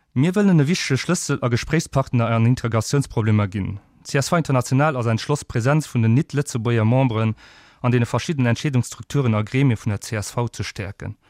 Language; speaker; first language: Luxembourgish; non-native, fluent; Portuguese